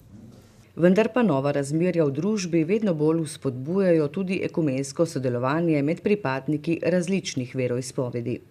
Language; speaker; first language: Slovenian; native; Slovenian